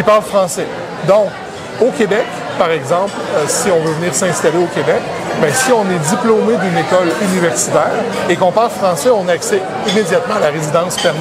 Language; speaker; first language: French; native; French